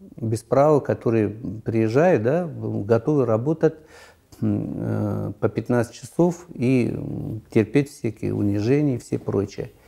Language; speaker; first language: Russian; non-native, local second language; Tajik